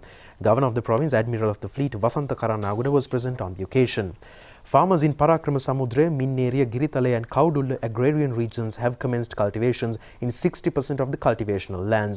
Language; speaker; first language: English; non-native, local second language; Sinhala